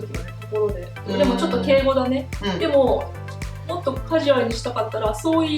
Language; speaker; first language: Japanese; native; Japanese